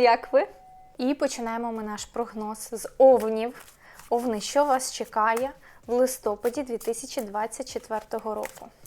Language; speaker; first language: Ukrainian; non-native, local second language; Russian